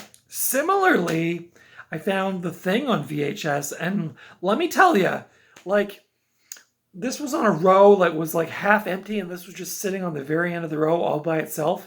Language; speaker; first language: English; native; English